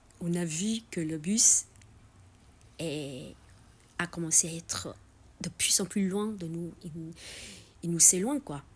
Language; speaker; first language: French; non-native, fluent; Vietnamese